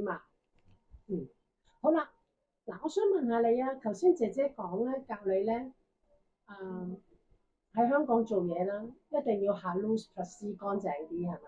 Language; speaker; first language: Cantonese; native; Cantonese